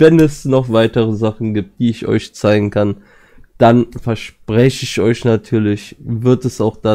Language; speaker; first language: German; native; German